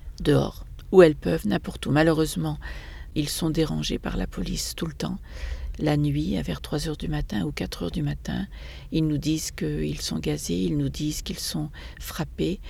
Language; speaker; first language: French; native; French